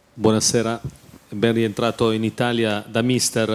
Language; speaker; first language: Italian; native; Italian